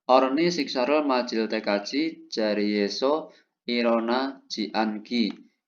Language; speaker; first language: Korean; non-native, fluent; Indonesian